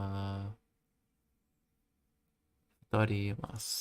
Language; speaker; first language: Japanese; non-native, learner; English